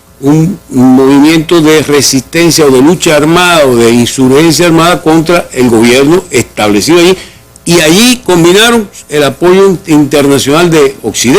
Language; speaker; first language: Spanish; native; Spanish